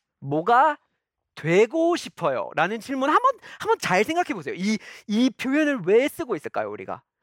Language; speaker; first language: Korean; non-native, fluent; English